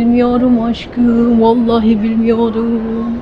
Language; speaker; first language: Turkish; non-native, learner; Indonesian